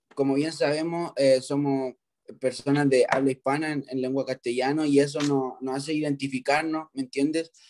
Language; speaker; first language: Spanish; native; Spanish